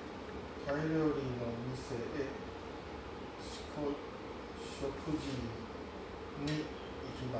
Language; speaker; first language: Japanese; non-native, learner; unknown